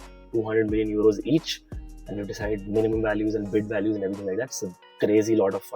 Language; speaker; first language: English; non-native, local second language; Hindi